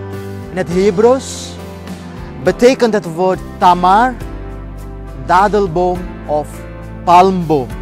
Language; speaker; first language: Dutch; non-native, fluent; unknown